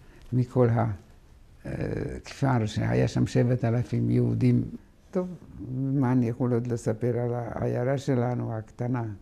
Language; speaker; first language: Hebrew; non-native, fluent; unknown